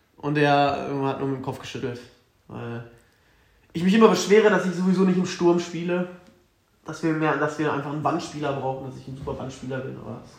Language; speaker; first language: German; native; German